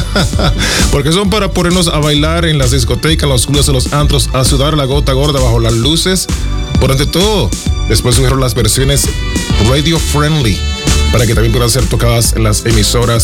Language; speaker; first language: Spanish; native; Spanish